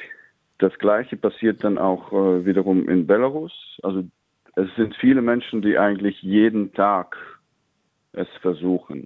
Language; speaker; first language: German; non-native, fluent; Latvian